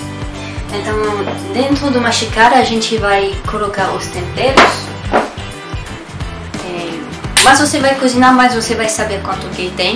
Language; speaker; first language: Portuguese; non-native, learner; French